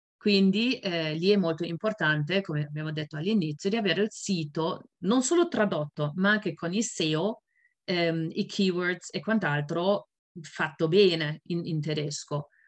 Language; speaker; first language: Italian; non-native, fluent; German